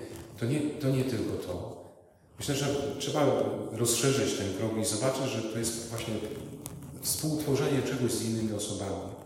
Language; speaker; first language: Polish; native; Polish